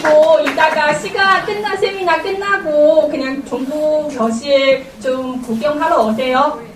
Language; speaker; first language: Korean; non-native, learner; Chinese